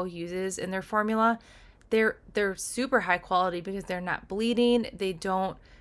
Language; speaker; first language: English; native; English